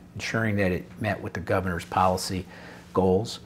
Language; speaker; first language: English; native; English